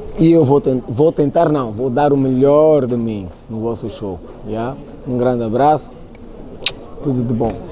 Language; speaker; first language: Portuguese; native; Portuguese